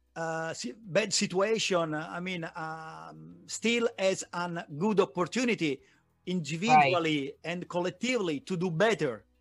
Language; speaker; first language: English; non-native, fluent; Italian